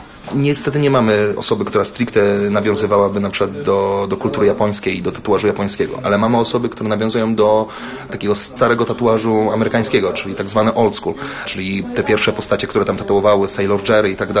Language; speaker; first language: Polish; native; Polish